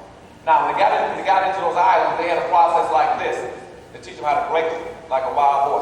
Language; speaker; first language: English; native; English